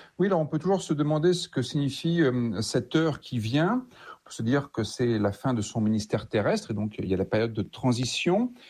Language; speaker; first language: French; native; French